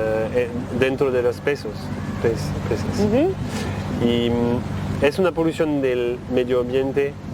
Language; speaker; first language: Spanish; non-native, learner; French